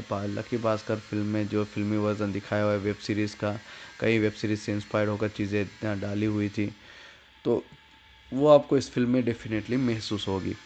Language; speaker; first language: Hindi; native; Hindi